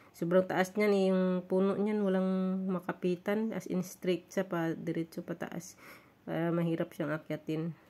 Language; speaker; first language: Filipino; non-native, local second language; Hiligaynon